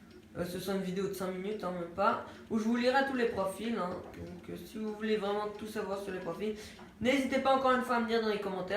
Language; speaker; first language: French; native; French